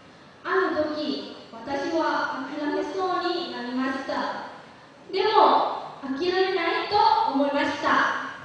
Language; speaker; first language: Japanese; non-native, learner; Lao